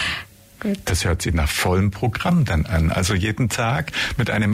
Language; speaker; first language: German; native; German